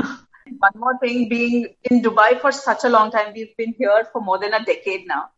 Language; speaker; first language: English; non-native, local second language; Gujarati